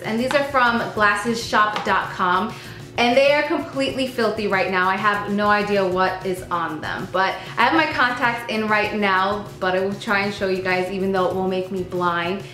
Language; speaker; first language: English; native; English